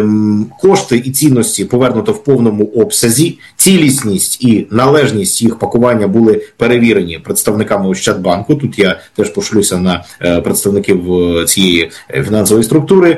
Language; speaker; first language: Ukrainian; native; Ukrainian